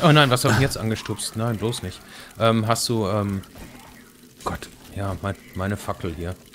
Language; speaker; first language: German; native; German